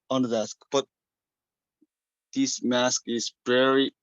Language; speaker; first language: English; non-native, learner; Korean